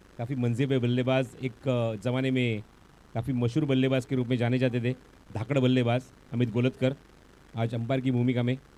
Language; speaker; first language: Hindi; non-native, local second language; Marathi